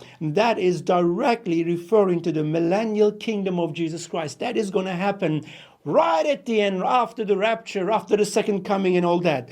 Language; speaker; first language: English; non-native, fluent; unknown